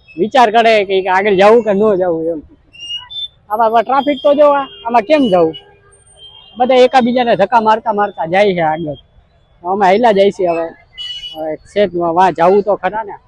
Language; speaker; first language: Gujarati; native; Gujarati